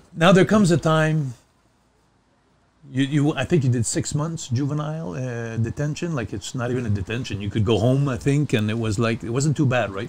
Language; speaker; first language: English; non-native, fluent; French